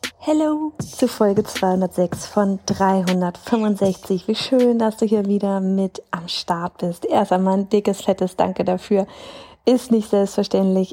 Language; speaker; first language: German; native; German